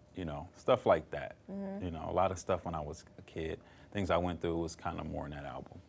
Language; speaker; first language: English; native; English